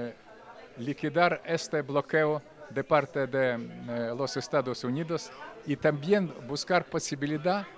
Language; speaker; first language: Spanish; non-native, fluent; Russian